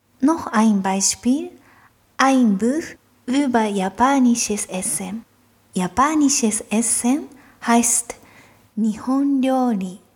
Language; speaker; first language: German; non-native, fluent; Japanese